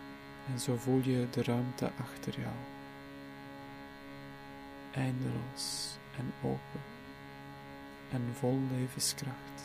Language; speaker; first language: Dutch; native; Dutch